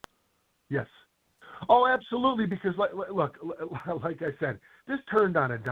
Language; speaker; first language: English; native; English